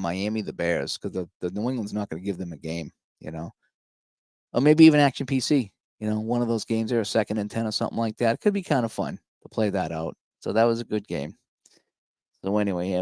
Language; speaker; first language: English; native; English